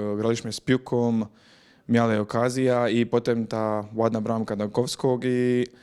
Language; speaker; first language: Polish; non-native, learner; Croatian